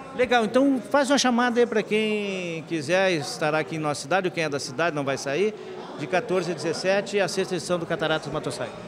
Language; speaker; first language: Portuguese; native; Portuguese